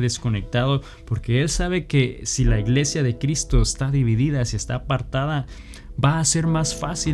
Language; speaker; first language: Spanish; native; Spanish